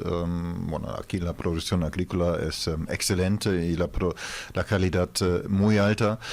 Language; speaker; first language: Spanish; non-native, fluent; German